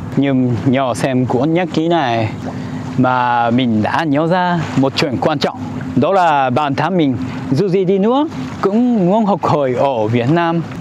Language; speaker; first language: Vietnamese; non-native, fluent; Japanese